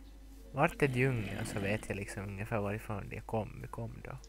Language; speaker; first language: Swedish; non-native, local second language; Finnish